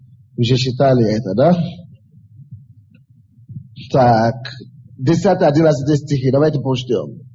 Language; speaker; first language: Russian; non-native, fluent; Yoruba